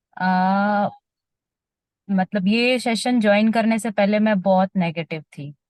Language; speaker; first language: Hindi; native; Hindi